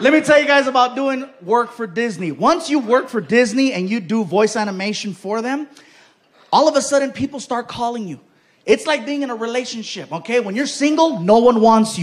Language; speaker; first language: English; native; English